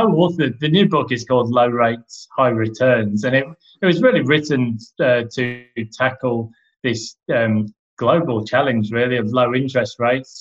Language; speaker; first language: English; native; English